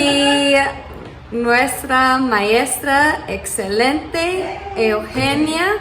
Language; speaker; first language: Spanish; non-native, learner; English